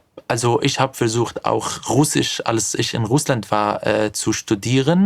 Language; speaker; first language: German; non-native, fluent; Arabic